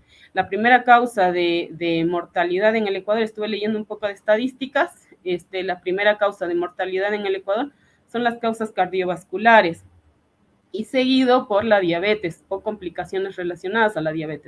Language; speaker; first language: Spanish; native; Spanish